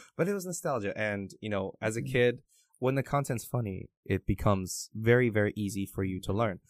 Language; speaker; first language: English; early bilingual, other home language; Chinese